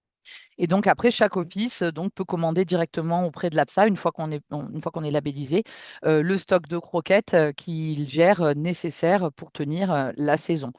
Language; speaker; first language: French; native; French